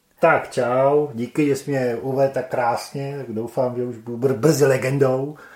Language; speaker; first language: Czech; native; Czech